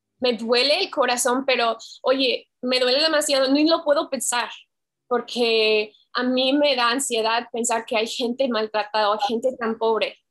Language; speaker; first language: Spanish; non-native, fluent; English